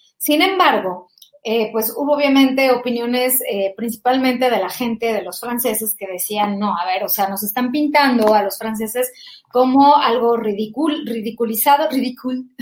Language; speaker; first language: Spanish; native; Spanish